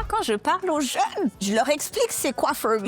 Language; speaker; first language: French; native; French